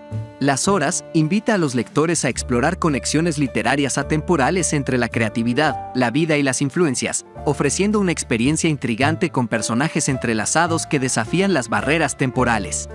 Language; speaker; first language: Spanish; native; Spanish